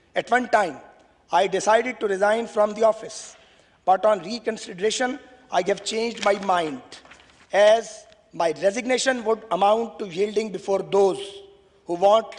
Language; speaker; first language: English; non-native, local second language; Urdu